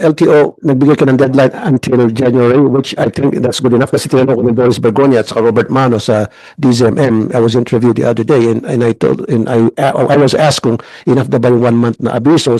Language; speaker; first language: English; non-native, local second language; Filipino